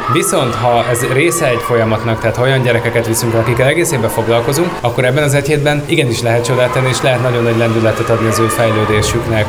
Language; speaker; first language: Hungarian; native; Hungarian